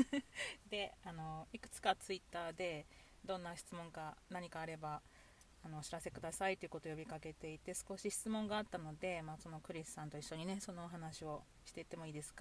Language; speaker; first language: Japanese; native; Japanese